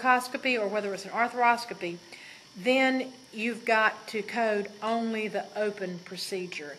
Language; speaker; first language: English; native; English